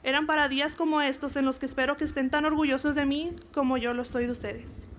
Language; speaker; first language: Spanish; early bilingual, other home language; English